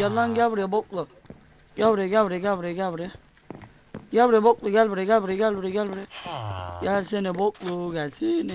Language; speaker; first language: Turkish; native; Turkish